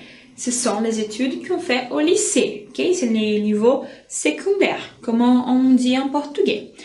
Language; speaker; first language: French; non-native, fluent; Portuguese